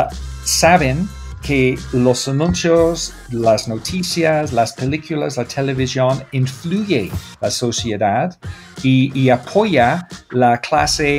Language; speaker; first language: Spanish; non-native, fluent; English